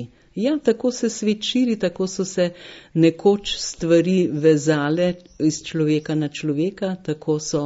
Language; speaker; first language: Slovenian; native; Slovenian